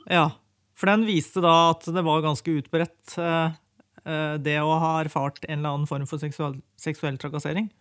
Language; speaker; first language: Norwegian; native; Norwegian